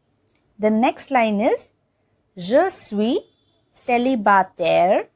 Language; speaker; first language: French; non-native, learner; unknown